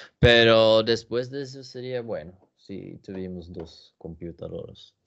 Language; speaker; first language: Spanish; non-native, learner; Swedish